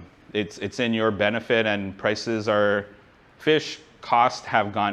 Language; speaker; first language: English; native; English